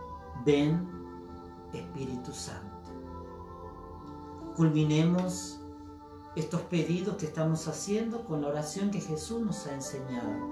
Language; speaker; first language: Spanish; native; Spanish